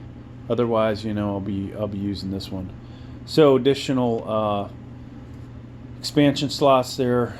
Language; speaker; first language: English; native; English